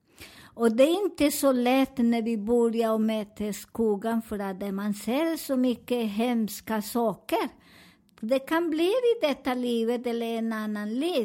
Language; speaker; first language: Swedish; non-native, learner; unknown